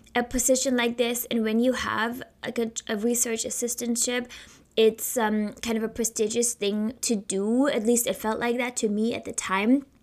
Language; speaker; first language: English; non-native, fluent; German